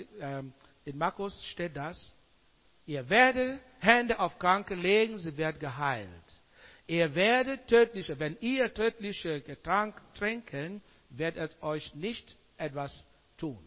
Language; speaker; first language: German; non-native, learner; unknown